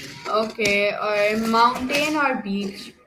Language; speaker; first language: English; non-native, local second language; Urdu